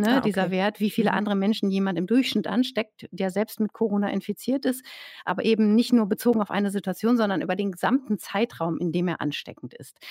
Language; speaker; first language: German; native; German